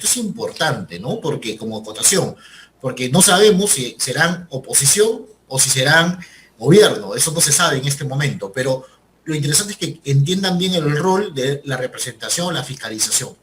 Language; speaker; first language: Spanish; native; Spanish